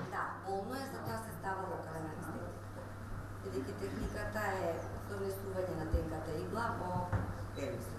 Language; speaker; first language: Macedonian; native; Macedonian